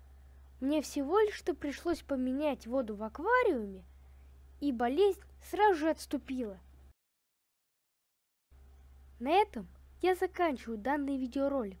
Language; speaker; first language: Russian; native; Russian